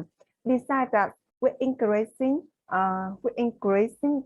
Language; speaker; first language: English; non-native, learner; Vietnamese